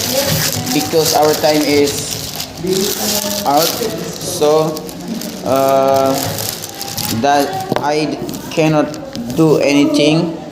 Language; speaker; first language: English; non-native, learner; Indonesian